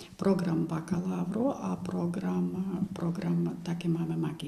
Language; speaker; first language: Czech; non-native, local second language; Ukrainian